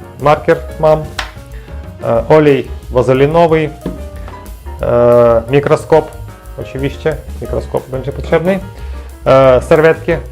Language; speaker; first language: Polish; non-native, learner; Ukrainian